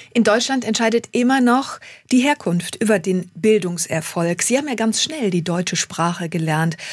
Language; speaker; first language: German; native; German